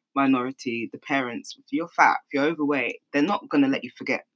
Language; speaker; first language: English; native; English